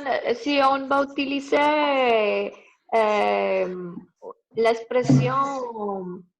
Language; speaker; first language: French; non-native, learner; Spanish